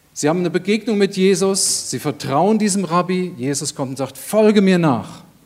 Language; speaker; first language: German; native; German